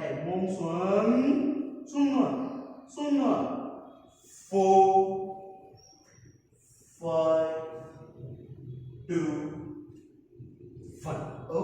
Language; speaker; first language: Vietnamese; non-native, learner; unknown